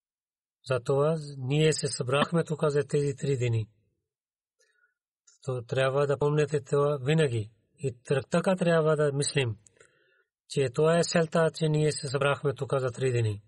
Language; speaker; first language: Bulgarian; non-native, learner; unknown